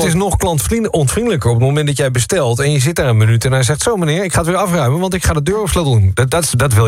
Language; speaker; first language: Dutch; native; Dutch